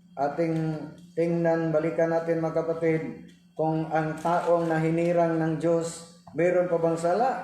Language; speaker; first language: Filipino; non-native, local second language; Cebuano